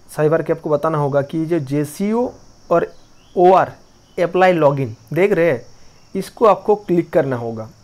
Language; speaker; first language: Hindi; non-native, local second language; Bangla